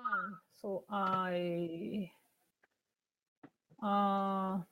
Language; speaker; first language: English; non-native, learner; Japanese